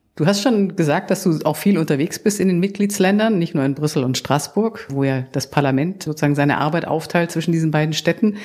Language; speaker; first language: German; native; German